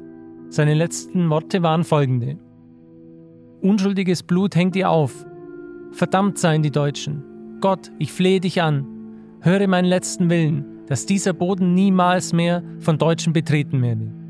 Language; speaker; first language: German; native; German